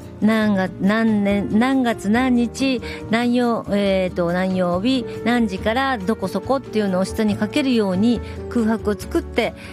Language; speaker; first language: Japanese; native; Japanese